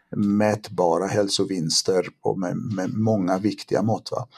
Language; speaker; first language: Swedish; early bilingual, other home language; Polish